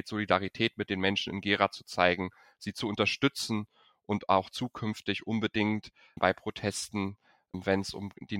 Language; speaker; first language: German; native; German